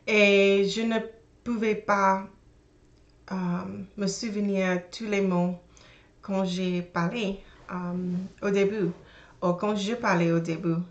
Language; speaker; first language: French; non-native, learner; English